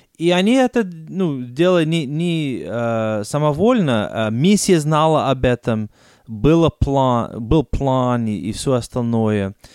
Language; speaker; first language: Russian; non-native, fluent; English